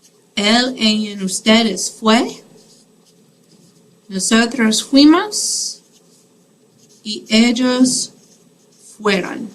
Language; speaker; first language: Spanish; non-native, fluent; English